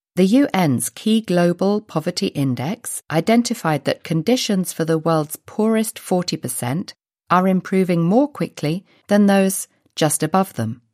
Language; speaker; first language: English; native; English